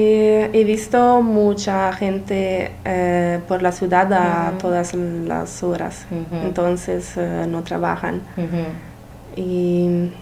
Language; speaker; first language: Spanish; non-native, learner; Italian